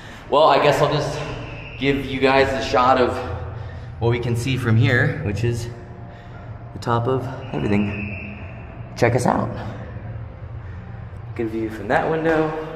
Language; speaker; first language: English; native; English